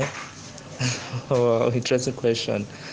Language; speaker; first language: English; non-native, local second language; Igbo